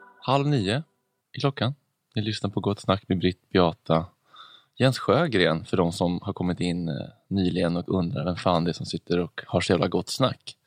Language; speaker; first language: Swedish; native; Swedish